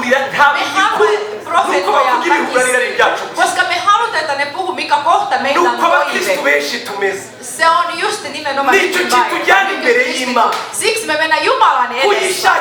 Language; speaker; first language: Finnish; non-native, learner; Kinyarwanda